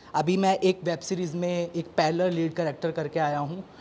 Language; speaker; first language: Hindi; native; Hindi